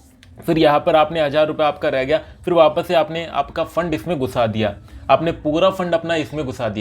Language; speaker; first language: Hindi; native; Hindi